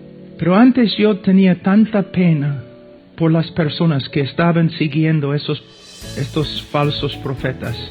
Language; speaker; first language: Spanish; non-native, fluent; English